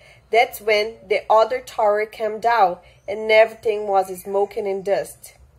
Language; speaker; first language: English; non-native, fluent; Portuguese